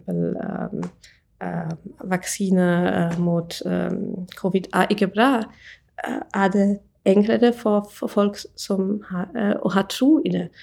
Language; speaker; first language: Norwegian; non-native, fluent; English